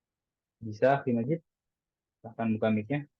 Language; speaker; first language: Indonesian; native; Indonesian